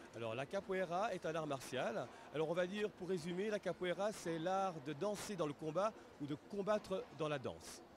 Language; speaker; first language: French; native; French